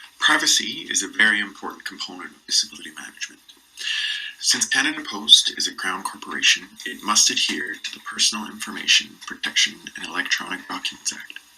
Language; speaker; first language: English; native; English